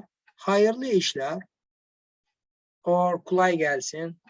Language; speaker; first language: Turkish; non-native, fluent; Arabic